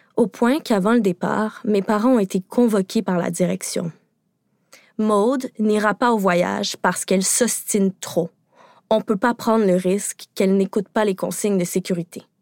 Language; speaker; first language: French; native; French